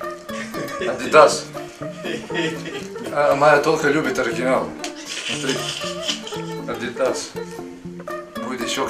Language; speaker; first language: Russian; non-native, learner; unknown